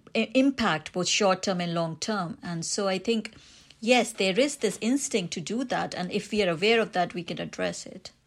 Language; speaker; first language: English; non-native, local second language; Hindi